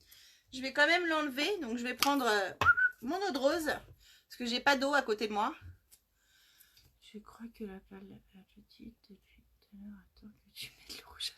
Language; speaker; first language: French; native; French